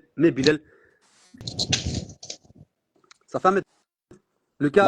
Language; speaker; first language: French; native; French